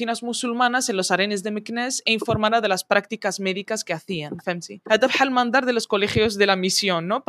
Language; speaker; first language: Spanish; early bilingual, other home language; Arabic